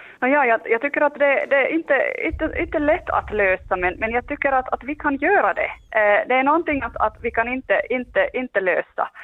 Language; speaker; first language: Swedish; non-native, local second language; Finnish